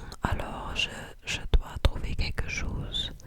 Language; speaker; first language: French; non-native, learner; English